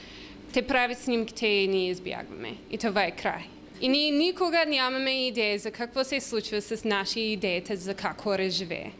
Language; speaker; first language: Bulgarian; non-native, learner; English